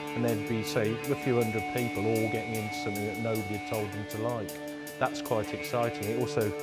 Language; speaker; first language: English; native; English